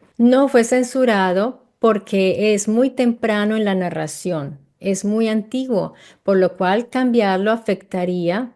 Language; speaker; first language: Spanish; native; Spanish